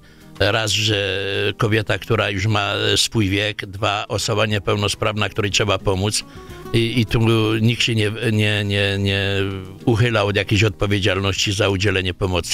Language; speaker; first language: Polish; native; Polish